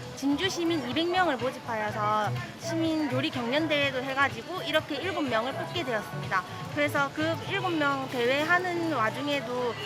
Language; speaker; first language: Korean; native; Korean